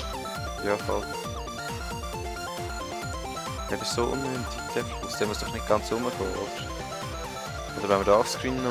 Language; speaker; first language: German; native; German